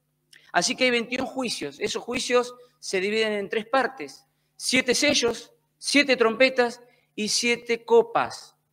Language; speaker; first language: Spanish; native; Spanish